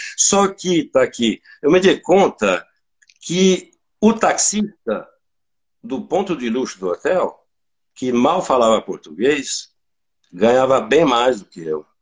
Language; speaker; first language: Portuguese; non-native, fluent; French